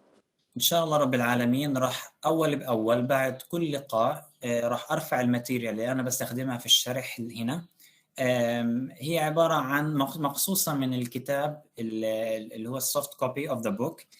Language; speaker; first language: Arabic; native; Arabic